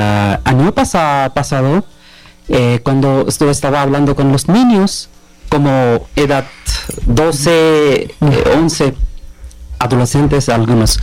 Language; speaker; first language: Spanish; non-native, learner; Bangla